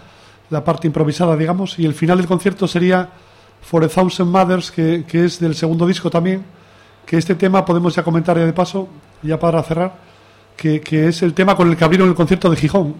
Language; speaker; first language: Spanish; native; Spanish